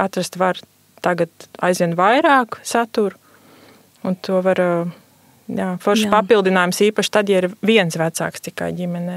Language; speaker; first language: Latvian; native; Latvian